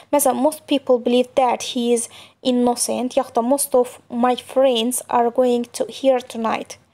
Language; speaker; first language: English; non-native, fluent; Azerbaijani